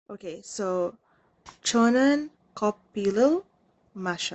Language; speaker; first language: Korean; non-native, learner; English